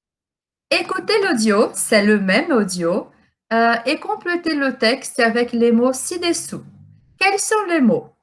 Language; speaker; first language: French; non-native, fluent; Portuguese